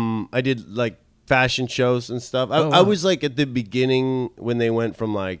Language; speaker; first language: English; native; English